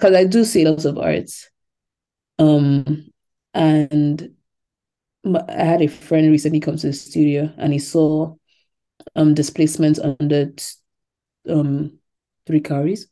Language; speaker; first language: English; non-native, local second language; Yoruba